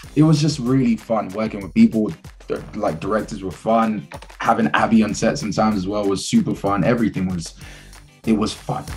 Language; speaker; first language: English; native; English